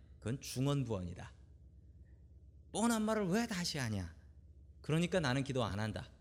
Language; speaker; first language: Korean; native; Korean